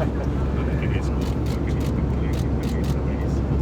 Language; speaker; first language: Italian; native; Italian